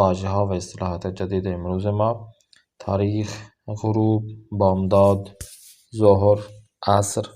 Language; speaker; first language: Persian; non-native, fluent; Urdu